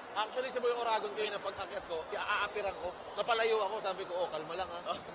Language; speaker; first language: Filipino; native; Filipino